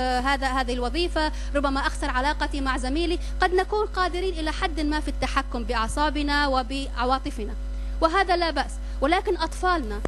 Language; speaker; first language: Arabic; native; Arabic